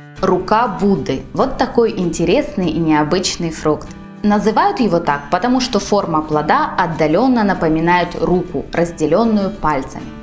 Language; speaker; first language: Russian; native; Russian